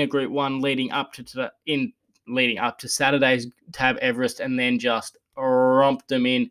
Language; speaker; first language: English; native; English